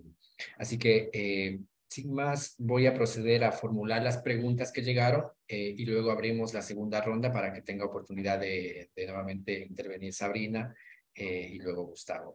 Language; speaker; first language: Spanish; native; Spanish